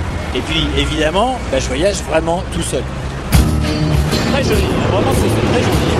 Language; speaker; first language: French; native; French